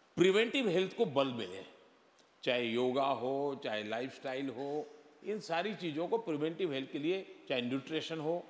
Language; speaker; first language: Hindi; non-native, local second language; Gujarati